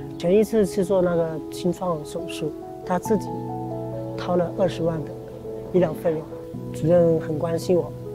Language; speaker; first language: Chinese; early bilingual, heritage; Chinese